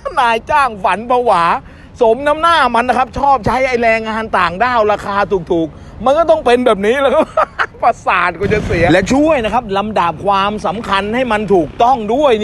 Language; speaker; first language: Thai; native; Thai